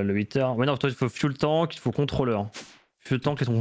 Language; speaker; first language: French; native; French